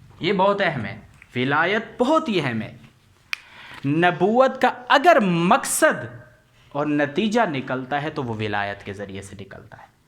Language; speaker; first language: Urdu; non-native, local second language; Punjabi